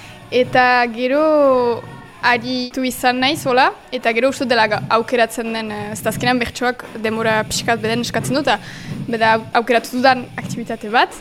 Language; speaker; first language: Basque; native; Basque